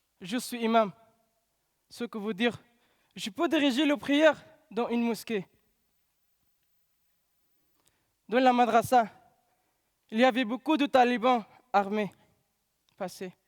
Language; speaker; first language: French; non-native, learner; Pashto